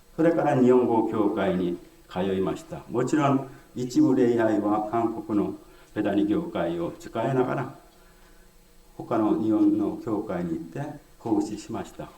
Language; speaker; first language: Japanese; non-native, fluent; Korean